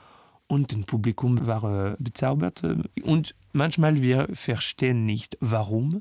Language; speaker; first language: German; non-native, fluent; French